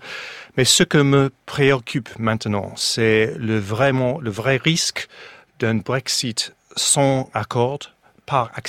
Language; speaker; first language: French; non-native, fluent; English